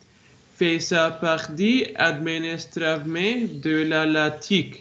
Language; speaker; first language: French; non-native, learner; Arabic